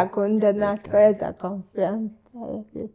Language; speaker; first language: Basque; non-native, local second language; Spanish